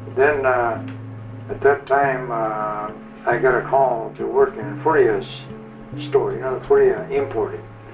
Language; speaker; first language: English; native; English